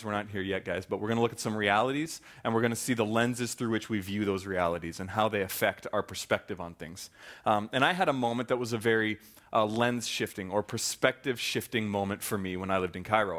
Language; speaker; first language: English; native; English